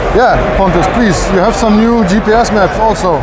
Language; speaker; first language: English; non-native, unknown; German